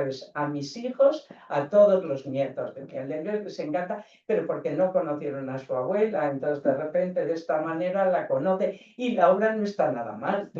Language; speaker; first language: Spanish; native; Spanish